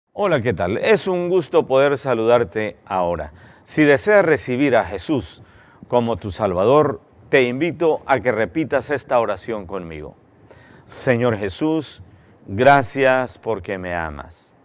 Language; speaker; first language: Spanish; native; Spanish